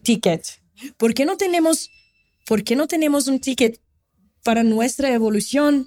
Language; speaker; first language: Spanish; non-native, fluent; Portuguese